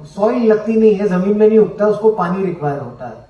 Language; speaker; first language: Hindi; non-native, local second language; Marathi